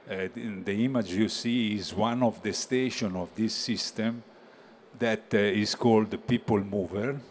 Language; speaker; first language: English; non-native, learner; Italian